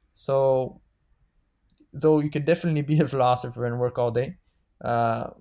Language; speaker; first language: English; non-native, fluent; Bulgarian